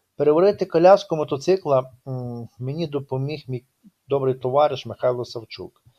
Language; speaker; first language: Ukrainian; native; Ukrainian